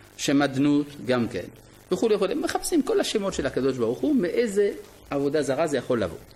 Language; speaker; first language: Hebrew; non-native, fluent; French